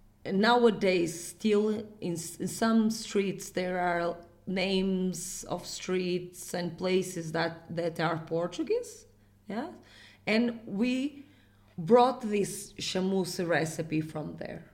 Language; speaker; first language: English; non-native, fluent; Portuguese